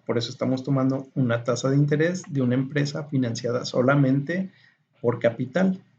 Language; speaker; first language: Spanish; native; Spanish